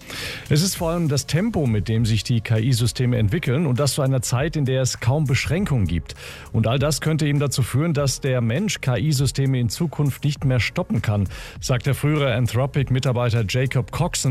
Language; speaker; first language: German; native; German